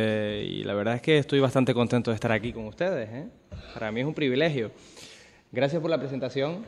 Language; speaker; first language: Spanish; native; Spanish